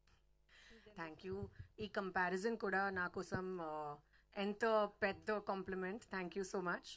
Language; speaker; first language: Telugu; non-native, fluent; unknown